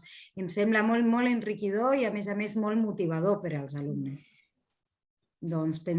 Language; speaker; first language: Catalan; non-native, fluent; Spanish